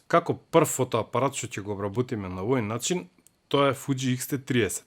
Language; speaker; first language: Macedonian; native; Macedonian